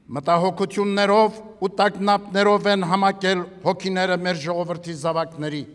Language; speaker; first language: Armenian; native; Armenian